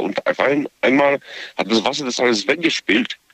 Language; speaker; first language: German; non-native, learner; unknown